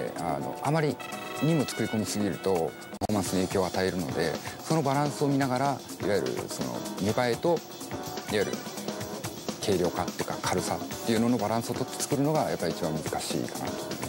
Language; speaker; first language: Japanese; native; Japanese